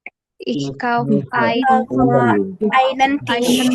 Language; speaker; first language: German; non-native, learner; Indonesian